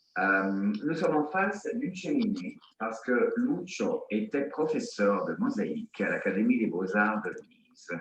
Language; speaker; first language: French; non-native, fluent; Italian